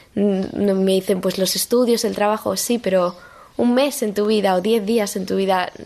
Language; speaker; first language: Spanish; native; Spanish